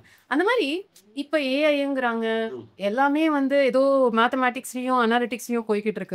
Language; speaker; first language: Tamil; native; Tamil